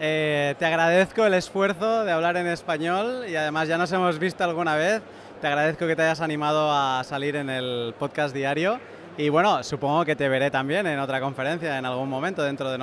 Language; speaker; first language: Spanish; native; Spanish